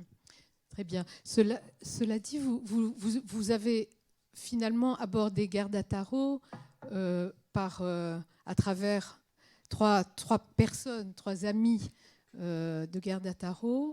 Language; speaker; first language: French; native; French